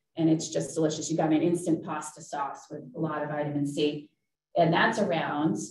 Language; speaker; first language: English; native; English